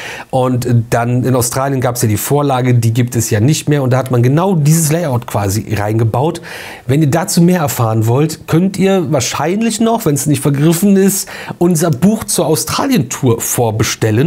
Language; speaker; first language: German; native; German